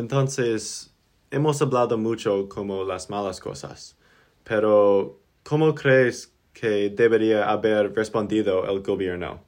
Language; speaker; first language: Spanish; non-native, learner; English